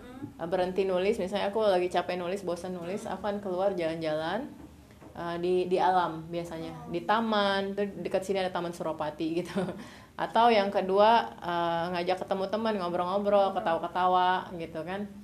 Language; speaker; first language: Indonesian; native; Indonesian